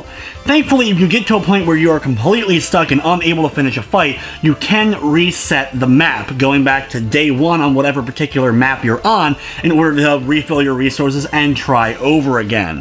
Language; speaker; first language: English; native; English